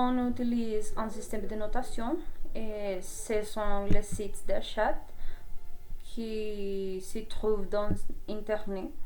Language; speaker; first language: French; non-native, learner; Spanish